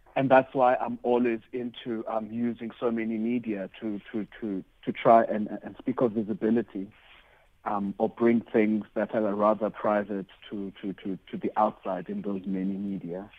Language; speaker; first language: English; non-native, local second language; Xhosa